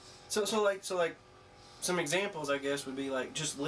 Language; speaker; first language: English; native; English